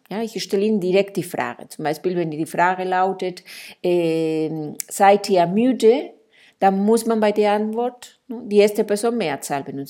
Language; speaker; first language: German; non-native, fluent; Spanish